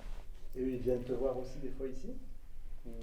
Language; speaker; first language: French; native; French